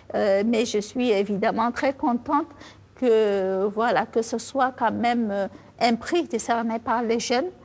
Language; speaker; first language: French; non-native, local second language; Fula